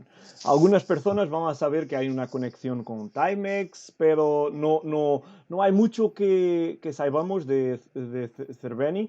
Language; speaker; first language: Spanish; non-native, fluent; Portuguese